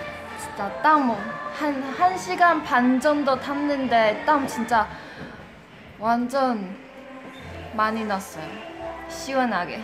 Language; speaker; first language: Korean; non-native, fluent; Chinese